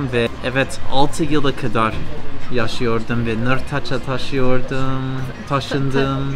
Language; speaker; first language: Turkish; non-native, learner; English